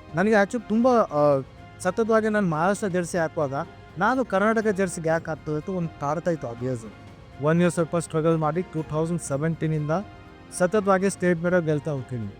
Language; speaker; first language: Kannada; non-native, local second language; Lambadi